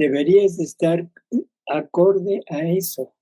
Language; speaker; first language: Spanish; native; Spanish